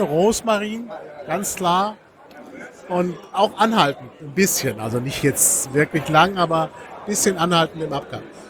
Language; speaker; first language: German; native; German